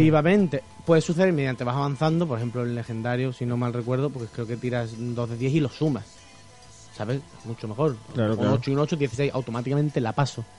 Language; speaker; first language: Spanish; native; Spanish